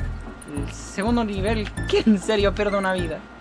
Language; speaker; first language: Spanish; non-native, fluent; English